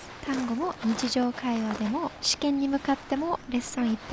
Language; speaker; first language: Japanese; non-native, fluent; English